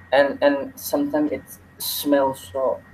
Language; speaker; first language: English; non-native, learner; Indonesian